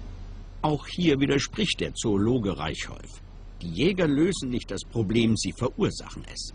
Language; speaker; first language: German; native; German